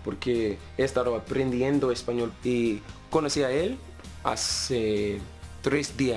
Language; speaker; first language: Spanish; non-native, learner; English